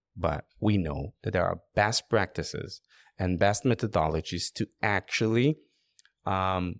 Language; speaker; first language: English; non-native, fluent; Hebrew